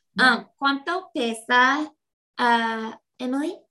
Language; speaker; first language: Spanish; non-native, learner; English